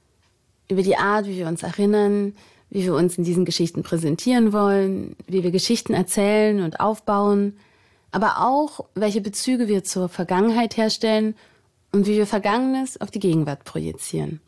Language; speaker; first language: German; native; German